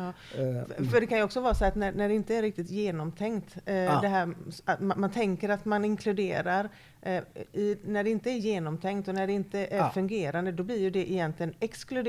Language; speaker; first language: Swedish; native; Swedish